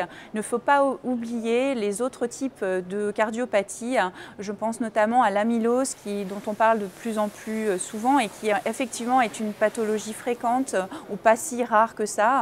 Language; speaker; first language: French; native; French